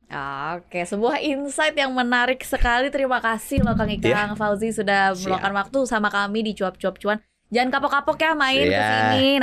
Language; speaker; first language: Indonesian; native; Indonesian